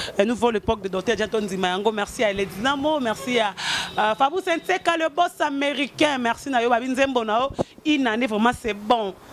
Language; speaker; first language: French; non-native, local second language; Lingala